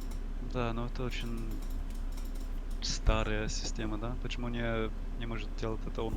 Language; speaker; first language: Russian; non-native, learner; English